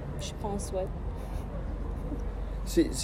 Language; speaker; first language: French; non-native, fluent; English